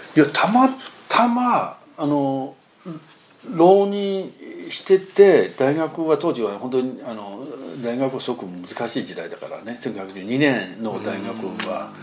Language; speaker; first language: Japanese; non-native, fluent; Chinese